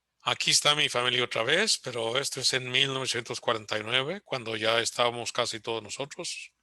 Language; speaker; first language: Spanish; early bilingual, heritage; Spanish